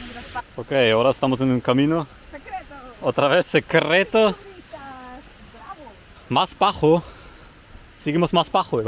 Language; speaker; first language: Spanish; non-native, fluent; German